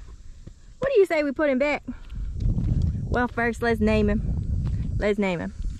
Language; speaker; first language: English; native; English